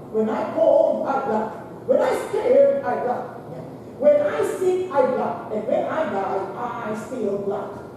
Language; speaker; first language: English; non-native, local second language; Filipino